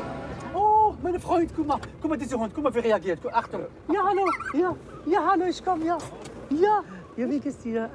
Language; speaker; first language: German; non-native, learner; Arabic